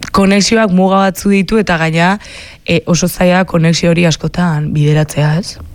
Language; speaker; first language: Basque; native; Basque